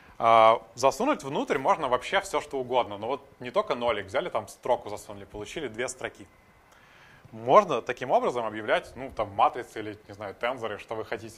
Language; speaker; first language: Russian; native; Russian